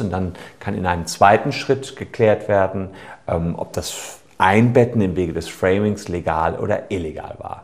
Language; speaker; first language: German; native; German